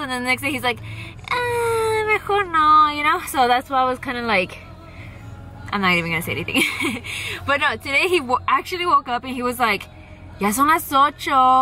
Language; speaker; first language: English; early bilingual, other home language; Spanish